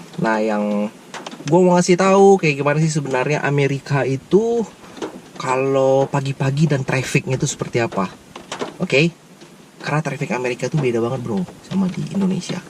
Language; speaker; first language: Indonesian; native; Indonesian